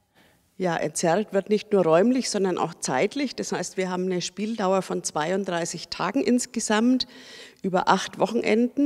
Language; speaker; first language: German; native; German